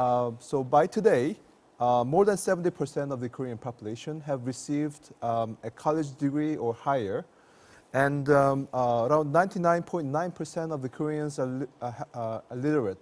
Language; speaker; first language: English; non-native, fluent; Korean